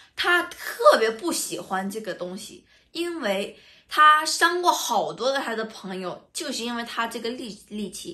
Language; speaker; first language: Chinese; early bilingual, other home language; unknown